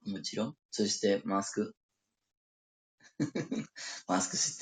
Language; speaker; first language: Japanese; non-native, learner; Spanish